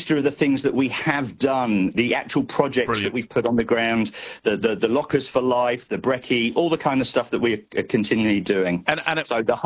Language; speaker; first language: English; native; English